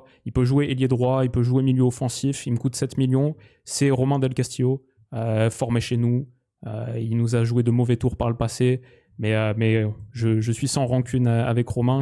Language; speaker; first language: French; native; French